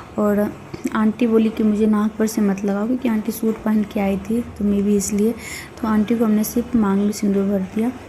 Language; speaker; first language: Hindi; native; Hindi